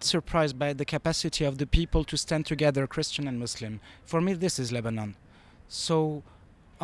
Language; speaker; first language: English; non-native, fluent; French